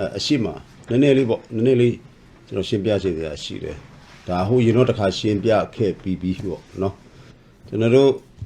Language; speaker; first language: Burmese; non-native, local second language; S'gaw Karen